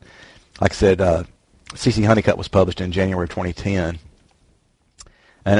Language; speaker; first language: English; native; English